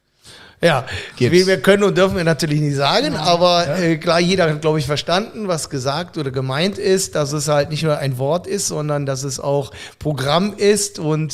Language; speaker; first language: German; native; German